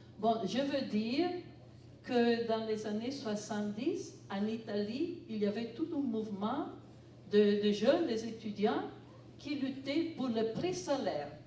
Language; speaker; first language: French; non-native, fluent; Italian